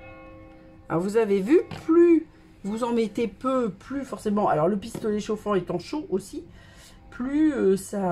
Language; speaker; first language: French; native; French